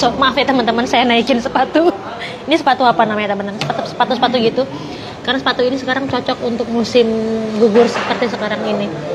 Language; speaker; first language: Indonesian; non-native, local second language; Javanese